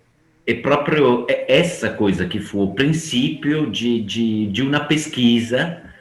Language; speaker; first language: Portuguese; non-native, fluent; Italian